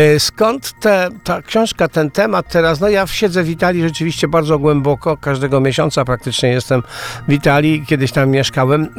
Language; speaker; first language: Polish; native; Polish